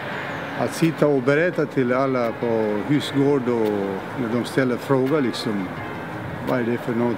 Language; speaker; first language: Swedish; non-native, fluent; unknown